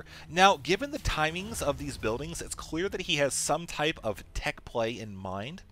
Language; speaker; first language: English; native; English